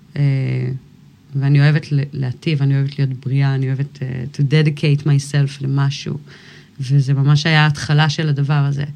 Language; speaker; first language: Hebrew; early bilingual, other home language; English